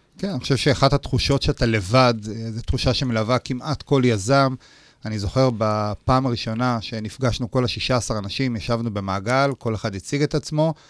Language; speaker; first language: Hebrew; native; Hebrew